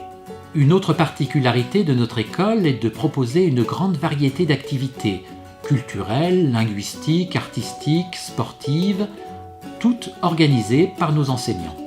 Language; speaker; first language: French; native; French